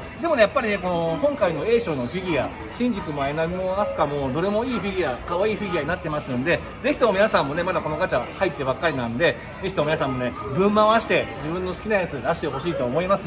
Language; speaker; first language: Japanese; native; Japanese